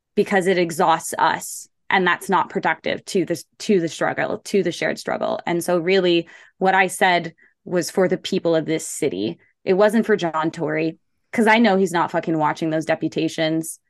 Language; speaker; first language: English; native; English